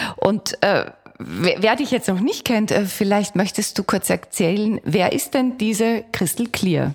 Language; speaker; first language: German; native; German